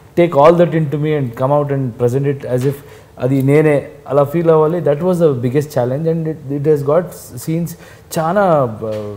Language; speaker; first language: Telugu; non-native, fluent; Kannada